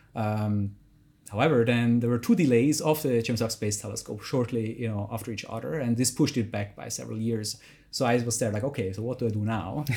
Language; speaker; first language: English; non-native, fluent; German